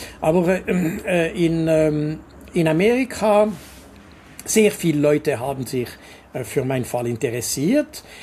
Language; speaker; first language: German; non-native, local second language; French